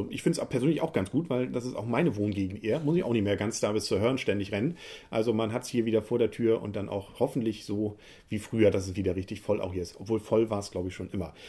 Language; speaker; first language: German; native; German